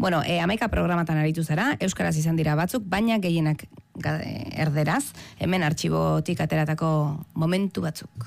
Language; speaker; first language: Basque; native; Basque